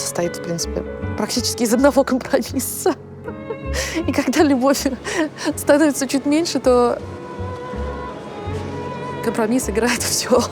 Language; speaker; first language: Russian; native; Russian